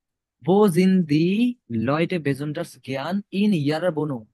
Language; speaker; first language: German; non-native, fluent; Bangla